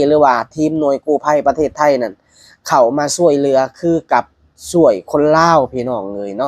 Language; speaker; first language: Thai; non-native, local second language; Lao